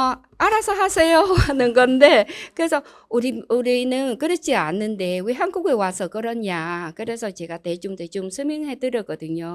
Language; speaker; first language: Korean; non-native, learner; Vietnamese